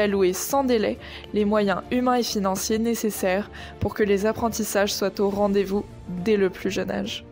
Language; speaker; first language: French; native; French